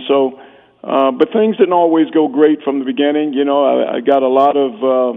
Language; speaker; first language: English; native; English